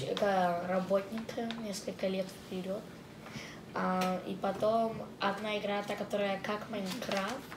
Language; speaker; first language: Russian; early bilingual, heritage; Russian